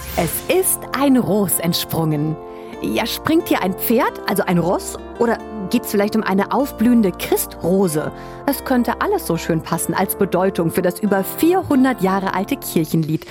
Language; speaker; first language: German; native; German